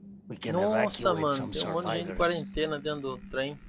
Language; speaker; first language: Portuguese; native; Portuguese